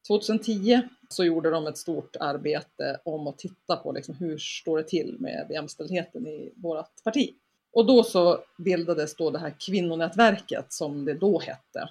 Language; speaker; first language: Swedish; native; Swedish